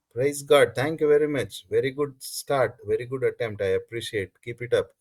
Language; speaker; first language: English; non-native, local second language; Kannada